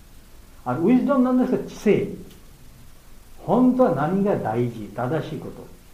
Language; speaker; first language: Japanese; non-native, learner; Bangla